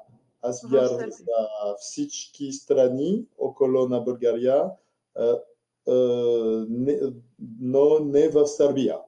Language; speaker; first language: Bulgarian; non-native, learner; French